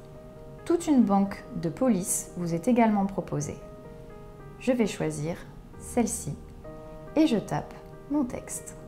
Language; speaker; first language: French; native; French